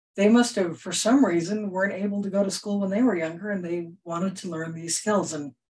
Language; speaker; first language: English; native; English